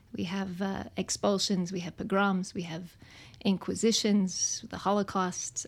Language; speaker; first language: English; native; English